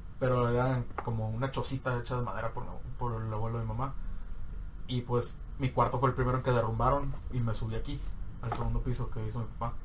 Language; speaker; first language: Spanish; native; Spanish